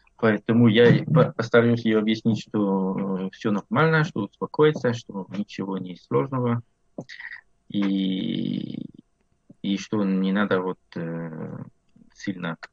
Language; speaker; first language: Russian; non-native, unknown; French